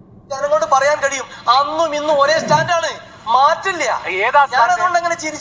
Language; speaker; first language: Malayalam; native; Malayalam